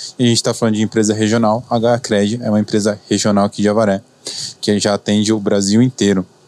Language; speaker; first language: Portuguese; native; Portuguese